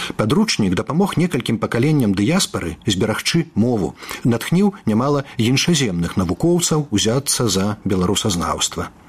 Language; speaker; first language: Belarusian; native; Belarusian